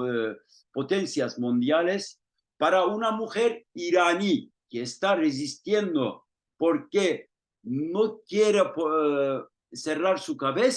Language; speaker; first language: Spanish; non-native, fluent; Turkish